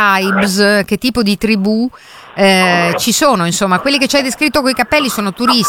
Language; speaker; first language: Italian; native; Italian